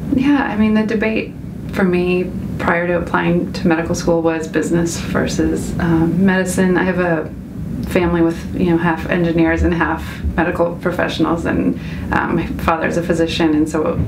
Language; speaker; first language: English; native; English